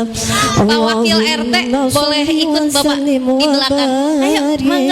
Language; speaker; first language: Indonesian; native; Indonesian